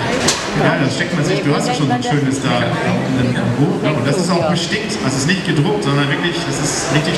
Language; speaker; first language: German; native; German